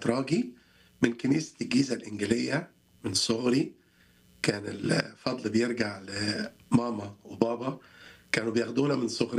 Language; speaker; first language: Arabic; native; Arabic